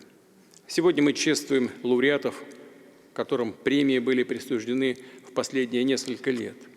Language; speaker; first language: Russian; native; Russian